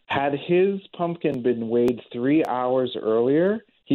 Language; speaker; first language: English; native; English